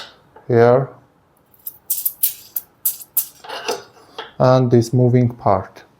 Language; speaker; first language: English; non-native, fluent; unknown